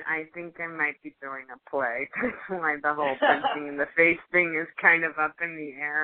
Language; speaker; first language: English; early bilingual, other home language; Spanish